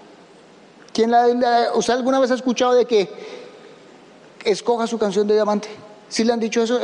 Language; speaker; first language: Spanish; native; Spanish